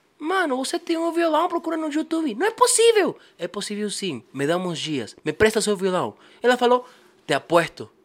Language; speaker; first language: Portuguese; non-native, fluent; Spanish